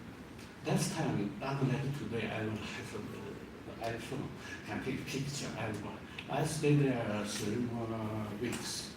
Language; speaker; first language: English; non-native, learner; Chinese